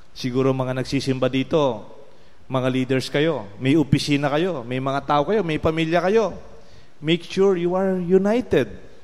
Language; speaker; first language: Filipino; non-native, local second language; Pampanga